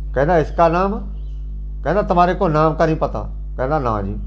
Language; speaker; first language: Hindi; non-native, local second language; Punjabi